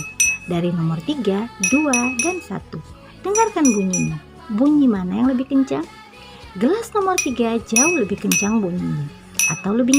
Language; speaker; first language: Indonesian; native; Indonesian